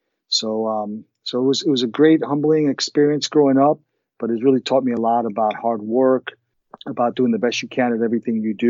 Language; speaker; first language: English; early bilingual, other home language; Spanish